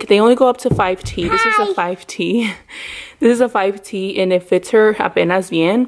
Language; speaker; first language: English; early bilingual, other home language; Spanish